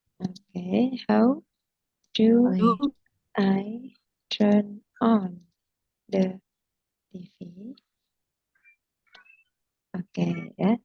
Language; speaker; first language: English; non-native, fluent; Indonesian